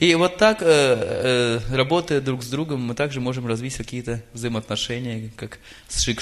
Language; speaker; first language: Russian; native; Russian